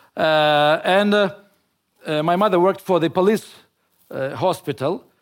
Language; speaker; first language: English; non-native, fluent; Russian